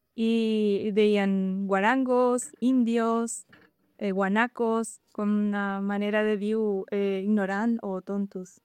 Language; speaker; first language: Catalan; non-native, learner; Guarani